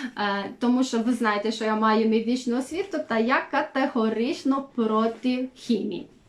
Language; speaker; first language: Ukrainian; non-native, local second language; Russian